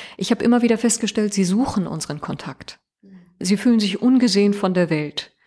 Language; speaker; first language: German; early bilingual, other home language; Persian